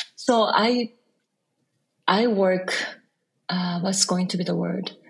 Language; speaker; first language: English; non-native, fluent; Korean